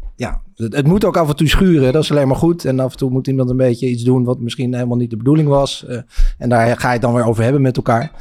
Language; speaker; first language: Dutch; native; Dutch